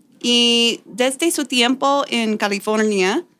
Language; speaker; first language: Spanish; non-native, fluent; English